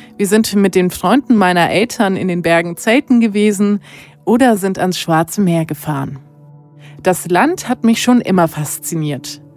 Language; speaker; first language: German; early bilingual, other home language; Romanian